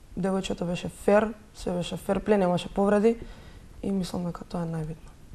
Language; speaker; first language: Macedonian; native; Macedonian